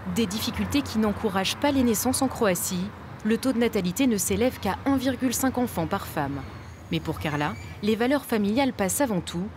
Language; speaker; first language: French; native; French